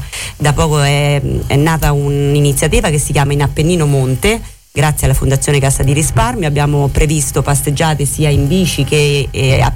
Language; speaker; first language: Italian; native; Italian